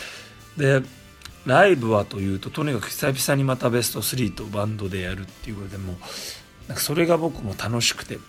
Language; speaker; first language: Japanese; native; Japanese